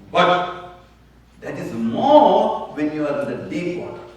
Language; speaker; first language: English; non-native, local second language; Malayalam